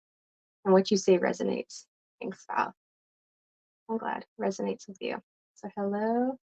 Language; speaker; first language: English; non-native, fluent; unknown